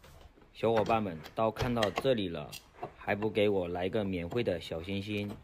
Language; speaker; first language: Chinese; native; Chinese